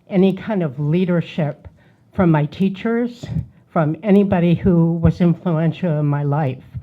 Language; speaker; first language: English; native; English